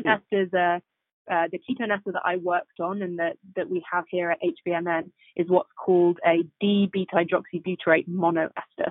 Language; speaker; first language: English; native; English